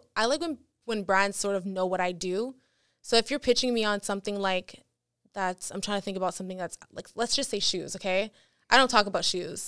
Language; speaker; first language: English; native; English